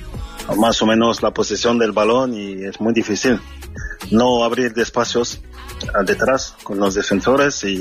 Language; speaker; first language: Spanish; non-native, fluent; French